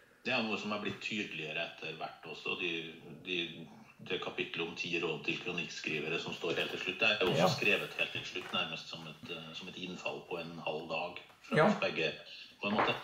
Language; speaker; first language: Norwegian; native; Norwegian